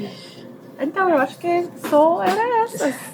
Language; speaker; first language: Portuguese; early bilingual, heritage; Portuguese